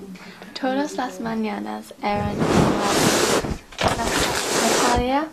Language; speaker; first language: Spanish; non-native, learner; English